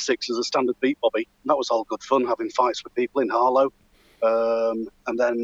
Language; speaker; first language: English; native; English